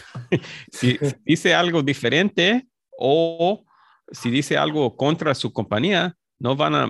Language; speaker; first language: Spanish; early bilingual, heritage; Spanish